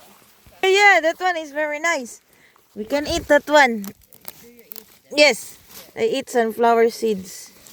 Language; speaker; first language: English; non-native, local second language; Cebuano